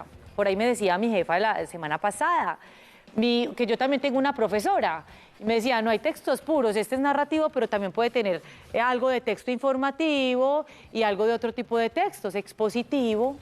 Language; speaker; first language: Spanish; native; Spanish